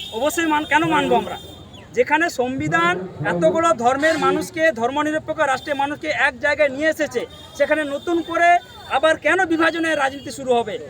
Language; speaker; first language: Bangla; non-native, local second language; Santali